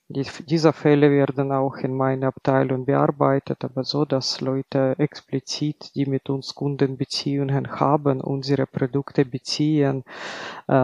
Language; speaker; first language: German; non-native, fluent; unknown